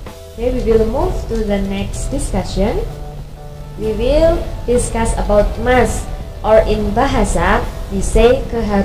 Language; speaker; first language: English; non-native, fluent; Indonesian